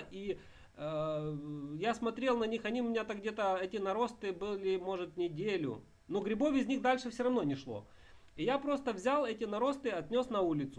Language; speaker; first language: Russian; native; Russian